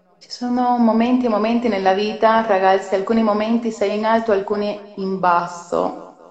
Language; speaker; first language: Italian; non-native, fluent; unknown